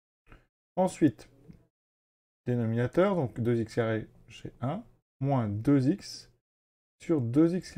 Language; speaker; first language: French; native; French